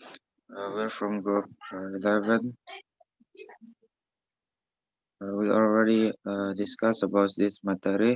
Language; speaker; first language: English; non-native, learner; Indonesian